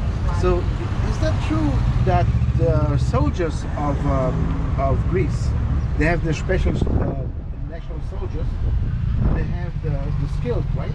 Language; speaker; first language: English; non-native, fluent; Portuguese